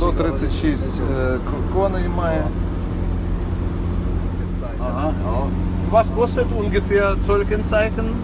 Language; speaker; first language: German; non-native, learner; Ukrainian